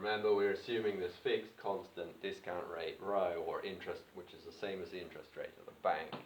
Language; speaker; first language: English; native; English